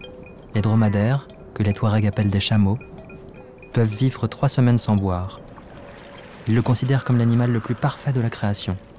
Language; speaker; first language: French; native; French